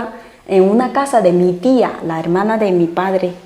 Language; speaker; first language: Spanish; non-native, fluent; Chinese